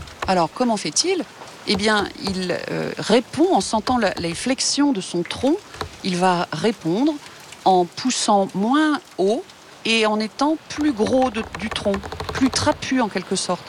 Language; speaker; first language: French; native; French